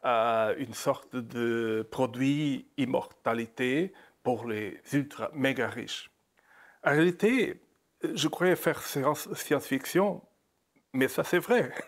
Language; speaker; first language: French; non-native, fluent; Portuguese